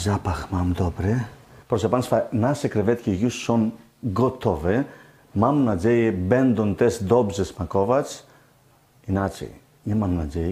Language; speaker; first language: Polish; non-native, learner; Greek